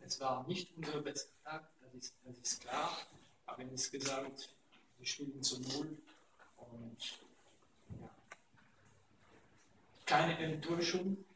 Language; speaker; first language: German; non-native, local second language; French